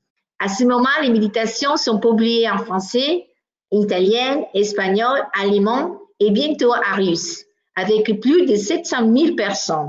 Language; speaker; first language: French; non-native, fluent; Italian